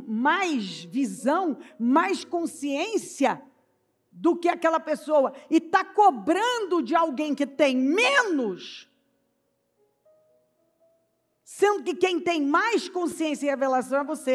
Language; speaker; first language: Portuguese; native; Portuguese